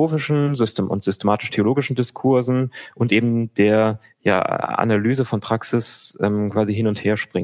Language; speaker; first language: German; native; German